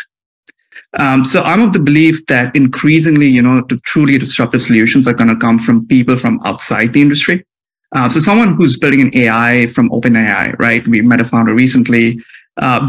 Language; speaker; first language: English; non-native, local second language; Hindi